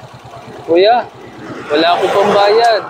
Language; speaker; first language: Filipino; non-native, learner; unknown